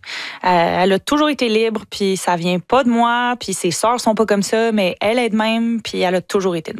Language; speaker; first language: French; native; French